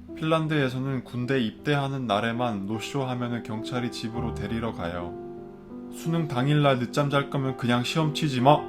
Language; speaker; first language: Korean; non-native, fluent; Finnish